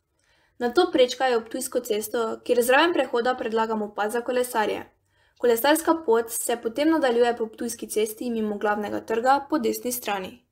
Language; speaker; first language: Slovenian; native; Slovenian